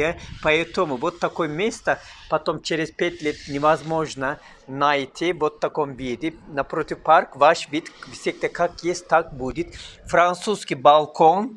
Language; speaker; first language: Russian; non-native, learner; Turkish